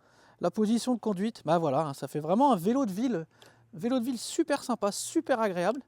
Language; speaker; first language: French; native; French